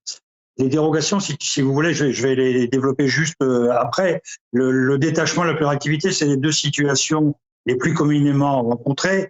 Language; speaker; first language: French; native; French